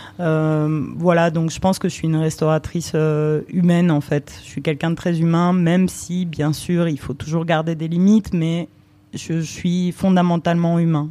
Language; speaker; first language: French; early bilingual, other home language; Romanian